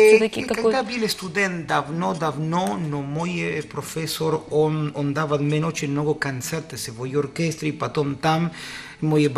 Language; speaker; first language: Russian; non-native, learner; Spanish